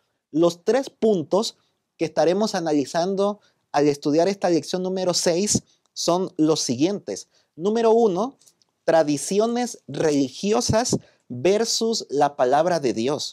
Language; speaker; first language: Spanish; native; Spanish